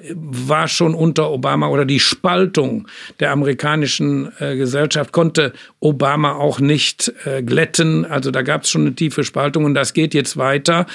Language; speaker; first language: German; native; German